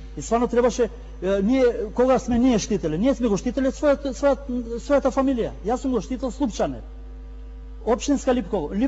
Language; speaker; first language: Macedonian; non-native, local second language; Albanian